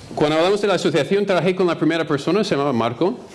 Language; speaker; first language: Spanish; non-native, fluent; English